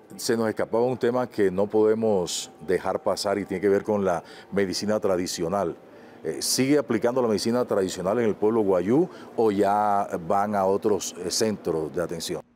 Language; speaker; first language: Spanish; native; Spanish